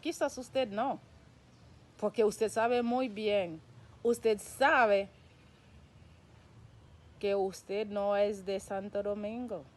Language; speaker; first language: Spanish; non-native, local second language; Haitian Creole